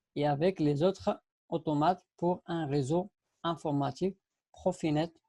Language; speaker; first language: French; non-native, local second language; Arabic